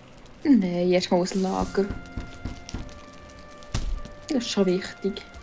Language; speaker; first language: German; native; German